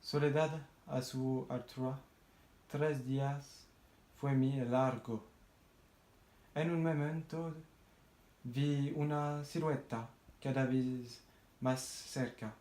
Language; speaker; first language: Spanish; non-native, learner; French